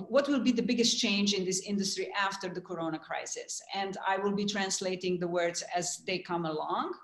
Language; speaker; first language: English; non-native, fluent; Slovenian